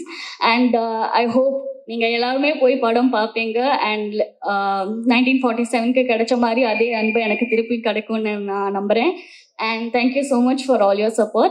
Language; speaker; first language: Tamil; non-native, learner; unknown